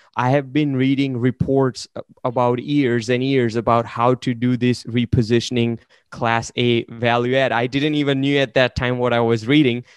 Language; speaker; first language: English; non-native, local second language; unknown